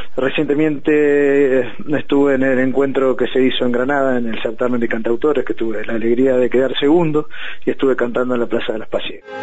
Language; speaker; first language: Spanish; native; Spanish